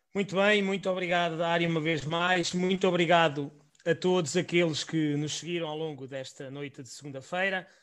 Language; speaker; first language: Portuguese; native; Portuguese